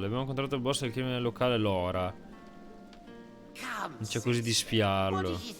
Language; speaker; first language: Italian; native; Italian